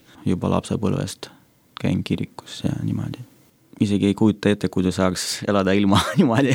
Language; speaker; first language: Estonian; non-native, local second language; Russian